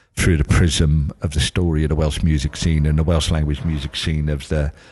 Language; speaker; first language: English; native; English